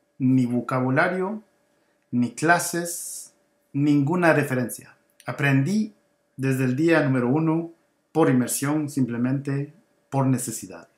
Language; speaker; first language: Spanish; native; Spanish